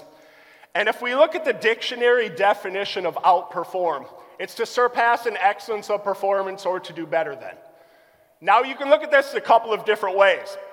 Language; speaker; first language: English; native; English